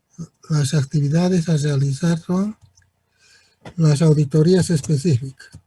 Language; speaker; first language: Spanish; native; Spanish